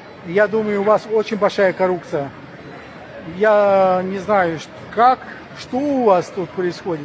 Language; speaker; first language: Russian; non-native, fluent; Romanian